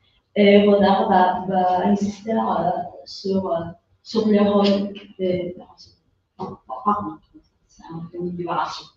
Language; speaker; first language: French; non-native, fluent; Spanish